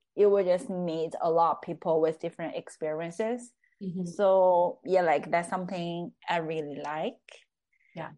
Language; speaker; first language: English; non-native, fluent; Chinese